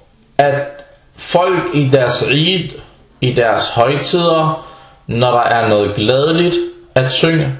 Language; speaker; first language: Danish; early bilingual, other home language; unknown